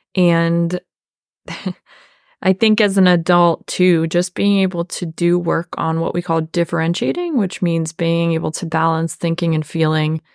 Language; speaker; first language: English; native; English